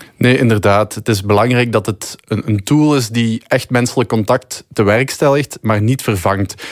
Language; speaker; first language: Dutch; native; Dutch